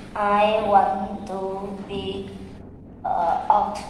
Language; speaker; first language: English; non-native, learner; Vietnamese